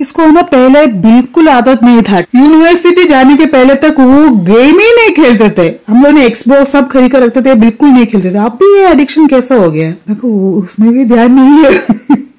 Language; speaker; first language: Hindi; non-native, local second language; Malayalam